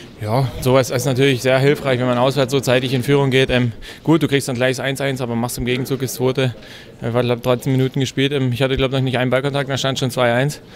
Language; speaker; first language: German; native; German